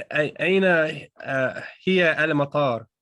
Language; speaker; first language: Arabic; non-native, learner; English